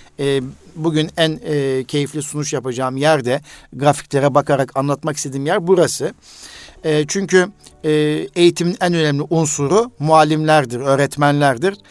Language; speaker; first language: Turkish; native; Turkish